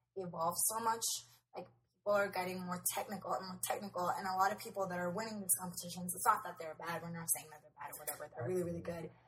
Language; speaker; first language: English; non-native, local second language; Spanish